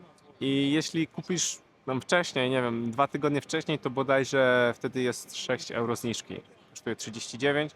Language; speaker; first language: Polish; native; Polish